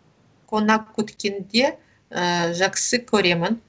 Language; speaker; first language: Kazakh; non-native, learner; Russian